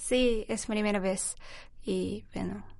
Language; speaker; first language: Spanish; non-native, learner; Japanese